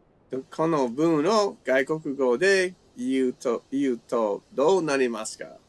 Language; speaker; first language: Japanese; non-native, fluent; English